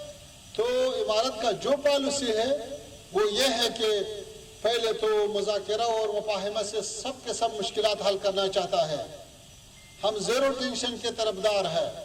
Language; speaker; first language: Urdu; non-native, fluent; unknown